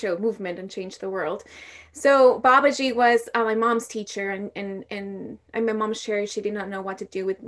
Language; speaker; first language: English; non-native, fluent; Spanish